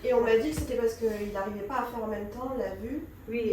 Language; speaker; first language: French; native; French